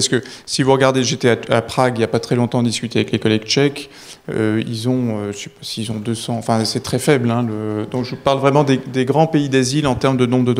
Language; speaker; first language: French; native; French